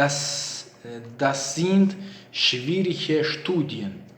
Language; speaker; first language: German; non-native, learner; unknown